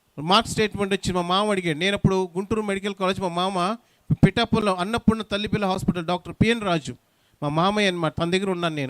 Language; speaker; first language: Telugu; non-native, local second language; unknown